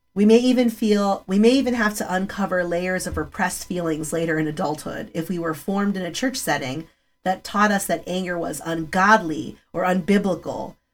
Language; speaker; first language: English; early bilingual, other home language; Spanish